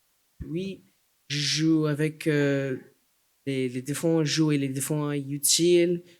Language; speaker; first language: French; non-native, local second language; English